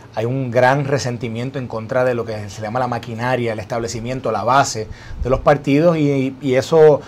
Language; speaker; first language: Spanish; native; Spanish